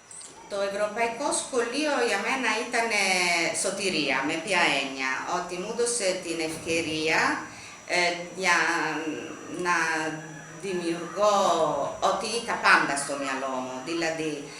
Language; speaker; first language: Greek; non-native, fluent; Italian